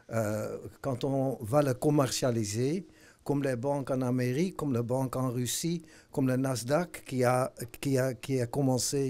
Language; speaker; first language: French; non-native, fluent; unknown